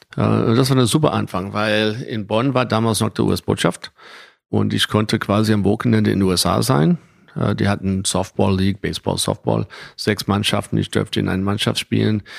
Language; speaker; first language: German; non-native, fluent; English